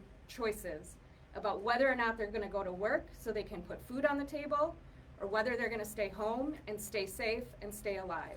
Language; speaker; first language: English; native; English